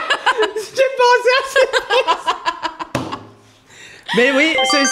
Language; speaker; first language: French; non-native, local second language; Morisyen